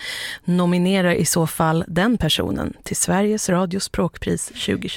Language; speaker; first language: Swedish; native; Swedish